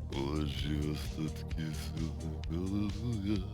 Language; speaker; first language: Russian; non-native, learner; English